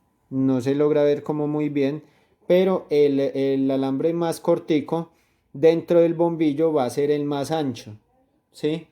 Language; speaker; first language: Spanish; native; Spanish